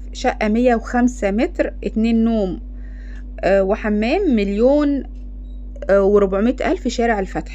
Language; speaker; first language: Arabic; native; Arabic